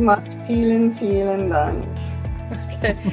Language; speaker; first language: German; non-native, fluent; English